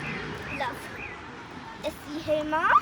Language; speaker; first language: Armenian; early bilingual, heritage; Armenian